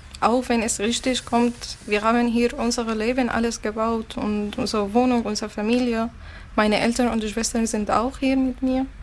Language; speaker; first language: German; non-native, learner; Arabic